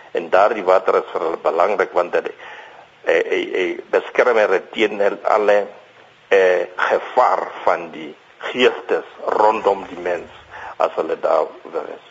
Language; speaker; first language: Afrikaans; non-native, local second language; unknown